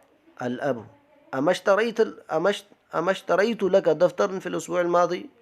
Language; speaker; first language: Arabic; non-native, fluent; Urdu